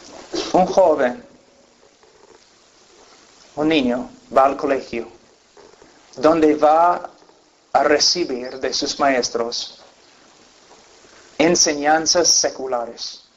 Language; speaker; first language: Spanish; non-native, fluent; English